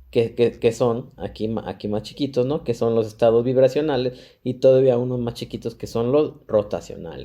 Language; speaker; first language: Spanish; native; Spanish